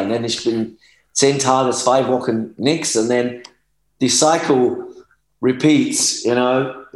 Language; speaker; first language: German; non-native, learner; English